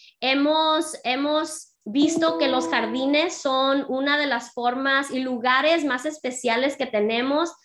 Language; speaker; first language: Spanish; early bilingual, heritage; Spanish